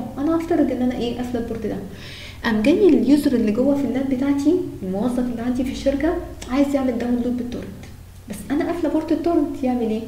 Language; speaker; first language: Arabic; native; Arabic